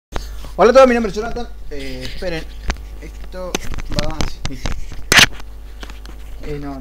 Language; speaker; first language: Spanish; native; Spanish